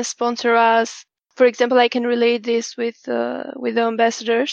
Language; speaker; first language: English; non-native, fluent; Albanian